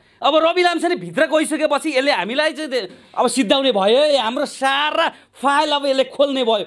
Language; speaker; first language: Nepali; native; Nepali